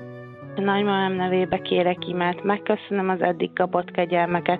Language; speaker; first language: Hungarian; native; Hungarian